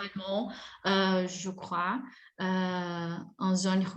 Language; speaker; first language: French; non-native, fluent; Portuguese